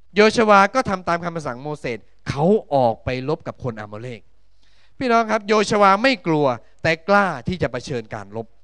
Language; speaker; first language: Thai; native; Thai